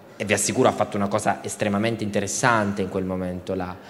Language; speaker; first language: Italian; native; Italian